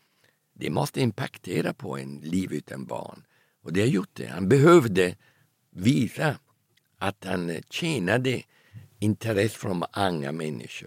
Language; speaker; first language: Swedish; early bilingual, heritage; Italian